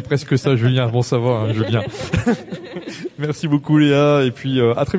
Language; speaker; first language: French; native; French